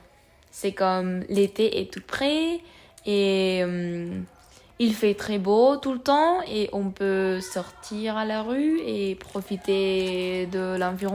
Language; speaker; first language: French; non-native, learner; Spanish